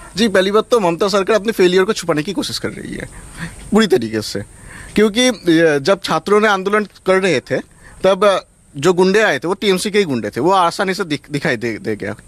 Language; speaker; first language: Hindi; non-native, local second language; Bangla